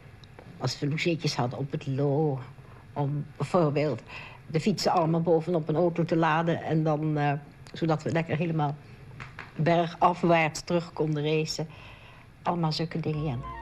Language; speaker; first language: Dutch; native; Dutch